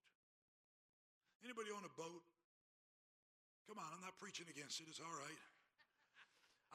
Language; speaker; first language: English; native; English